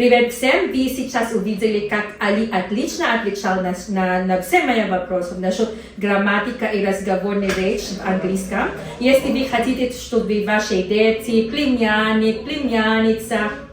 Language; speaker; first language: Russian; non-native, learner; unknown